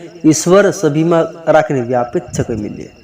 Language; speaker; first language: Hindi; non-native, local second language; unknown